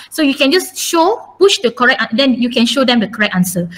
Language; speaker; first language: English; non-native, local second language; Malay